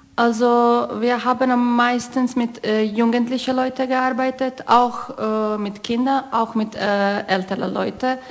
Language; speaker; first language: German; non-native, fluent; Croatian